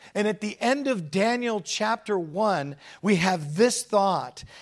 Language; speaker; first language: English; native; English